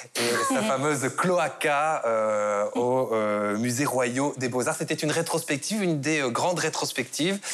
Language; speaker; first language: French; native; French